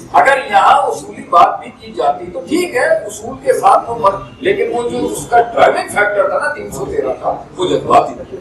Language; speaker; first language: Urdu; non-native, local second language; Punjabi